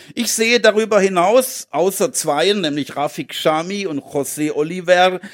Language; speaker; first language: German; native; German